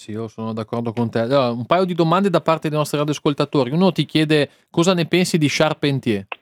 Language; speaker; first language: Italian; native; Italian